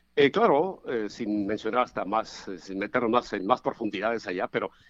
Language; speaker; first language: Spanish; native; Spanish